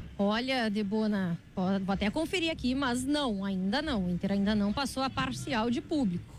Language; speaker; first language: Portuguese; native; Portuguese